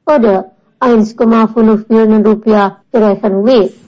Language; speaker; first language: German; non-native, fluent; Indonesian